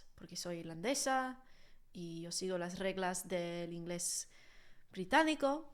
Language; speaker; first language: Spanish; non-native, fluent; English